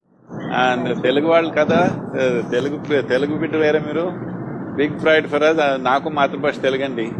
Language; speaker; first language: Telugu; early bilingual, heritage; Telugu